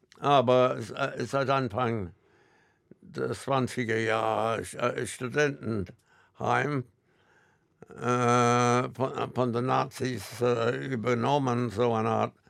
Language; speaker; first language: German; non-native, fluent; English